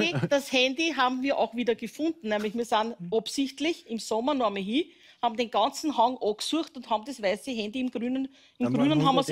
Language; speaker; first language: German; native; German